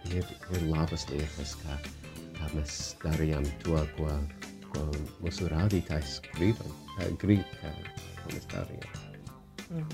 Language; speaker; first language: Latvian; non-native, fluent; English